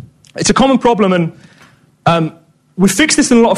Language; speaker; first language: English; native; English